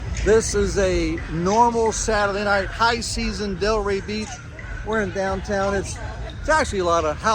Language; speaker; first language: English; native; English